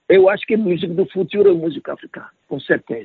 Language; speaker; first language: Portuguese; non-native, learner; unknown